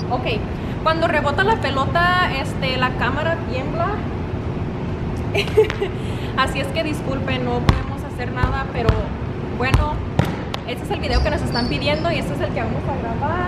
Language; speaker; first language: Spanish; native; Spanish